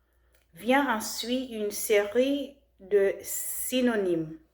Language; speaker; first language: French; non-native, learner; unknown